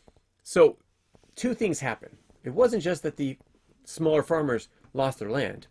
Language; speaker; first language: English; native; English